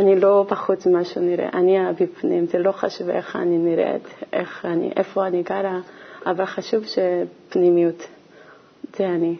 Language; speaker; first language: Hebrew; non-native, learner; Korean